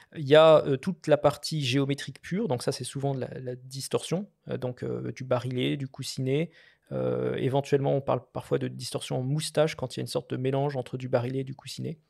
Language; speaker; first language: French; native; French